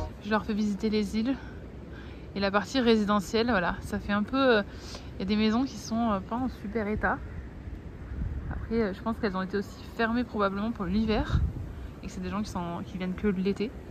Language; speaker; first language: French; native; French